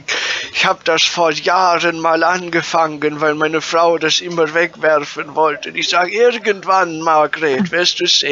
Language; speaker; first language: German; native; German